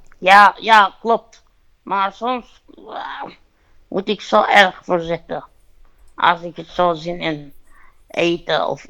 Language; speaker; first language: Dutch; non-native, fluent; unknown